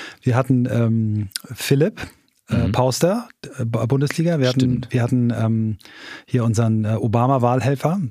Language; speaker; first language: German; native; German